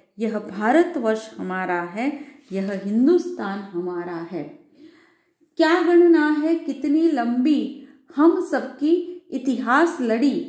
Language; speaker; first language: Hindi; non-native, local second language; Gujarati